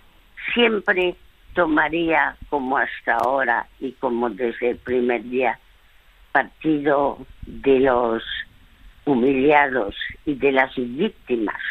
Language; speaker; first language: Spanish; early bilingual, other home language; French